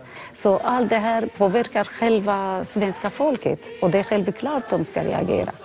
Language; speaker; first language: Swedish; non-native, fluent; Arabic